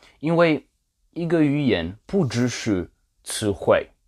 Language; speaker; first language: Chinese; non-native, learner; Polish